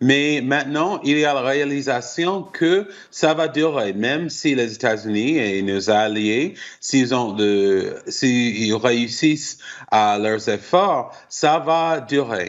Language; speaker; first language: French; non-native, fluent; English